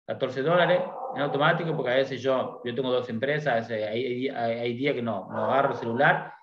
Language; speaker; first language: Spanish; native; Spanish